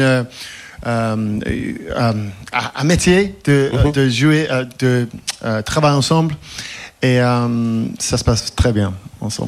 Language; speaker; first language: French; non-native, fluent; English